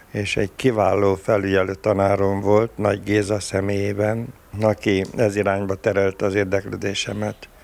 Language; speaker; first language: Hungarian; native; Hungarian